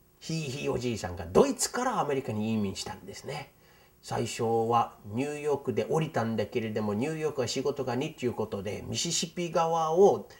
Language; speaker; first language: Japanese; non-native, fluent; English